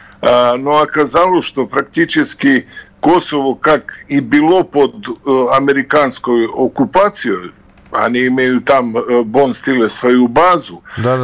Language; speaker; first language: Russian; non-native, fluent; Serbian